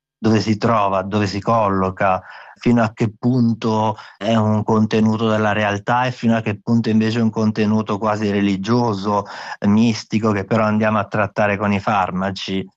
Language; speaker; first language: Italian; non-native, local second language; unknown